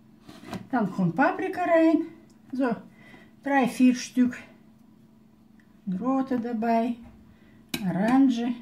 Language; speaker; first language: German; non-native, fluent; Russian